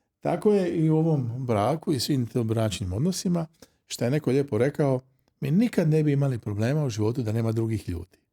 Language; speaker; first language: Croatian; native; Croatian